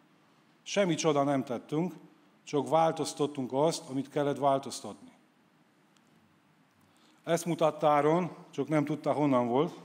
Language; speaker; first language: Hungarian; non-native, fluent; Polish